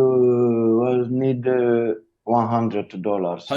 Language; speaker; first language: English; non-native, learner; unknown